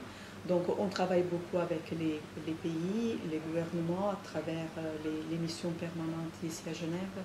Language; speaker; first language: French; non-native, fluent; Italian